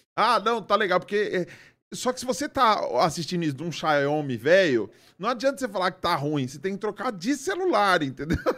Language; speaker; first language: Portuguese; native; Portuguese